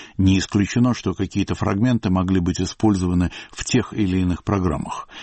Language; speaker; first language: Russian; native; Russian